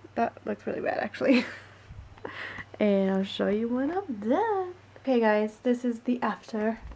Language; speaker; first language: English; native; English